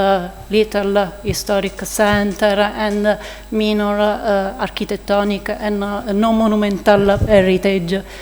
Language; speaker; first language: English; non-native, learner; Italian